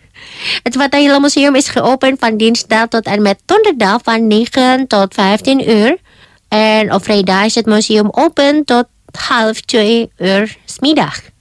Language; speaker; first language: Dutch; non-native, fluent; Indonesian